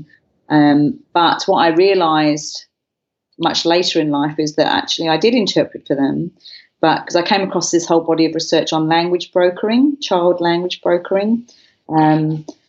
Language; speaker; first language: English; non-native, local second language; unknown